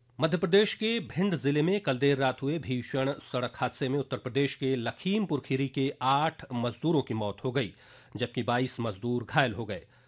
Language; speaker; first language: Hindi; native; Hindi